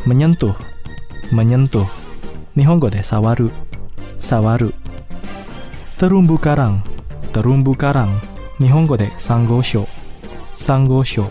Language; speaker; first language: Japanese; non-native, fluent; Indonesian